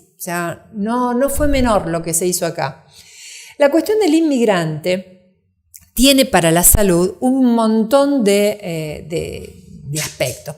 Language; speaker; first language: Spanish; native; Spanish